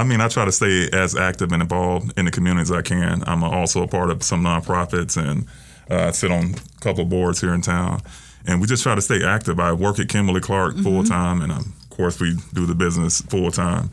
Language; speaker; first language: English; native; English